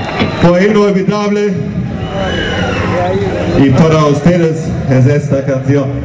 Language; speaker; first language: Spanish; non-native, learner; German